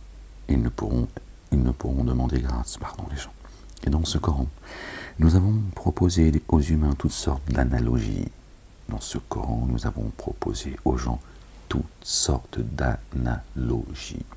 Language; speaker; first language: French; native; French